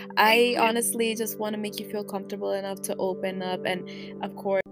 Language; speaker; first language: English; early bilingual, other home language; Spanish